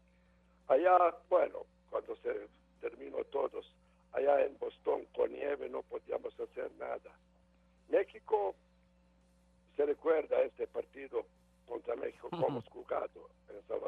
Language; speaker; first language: Spanish; non-native, learner; Serbian